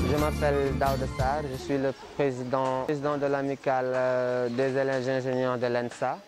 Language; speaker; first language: French; non-native, local second language; Wolof